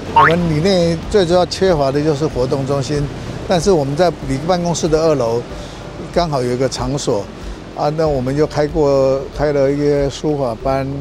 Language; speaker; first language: Chinese; native; Chinese